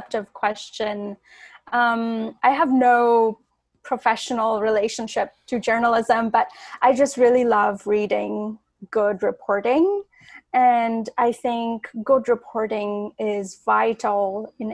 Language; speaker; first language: English; non-native, local second language; Bangla